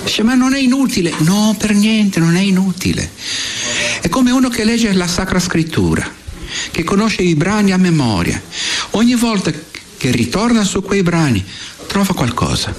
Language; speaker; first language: Italian; non-native, fluent; Portuguese